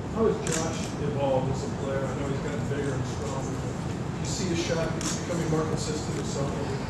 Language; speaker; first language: English; native; English